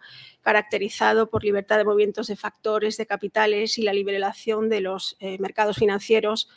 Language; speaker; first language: Spanish; native; Spanish